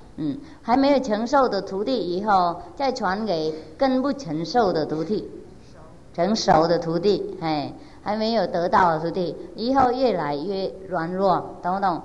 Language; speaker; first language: Chinese; non-native, fluent; Vietnamese